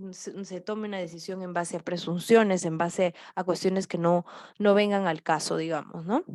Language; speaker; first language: Spanish; native; Spanish